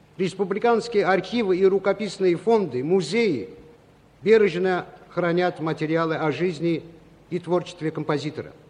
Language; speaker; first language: Russian; non-native, local second language; Azerbaijani